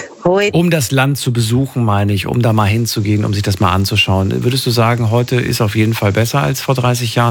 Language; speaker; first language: German; native; German